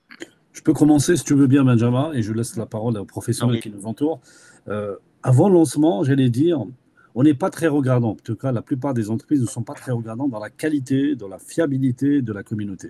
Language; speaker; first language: French; native; French